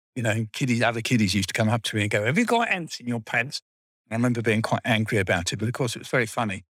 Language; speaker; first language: English; native; English